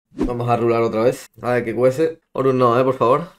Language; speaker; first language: Spanish; native; Spanish